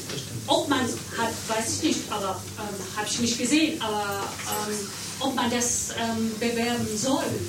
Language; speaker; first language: German; non-native, learner; Persian